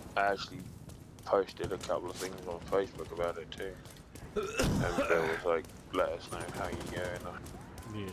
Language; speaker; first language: English; native; English